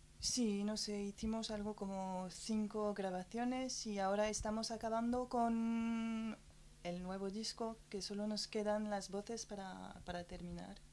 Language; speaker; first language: Spanish; non-native, fluent; French